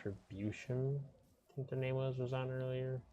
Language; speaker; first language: English; native; English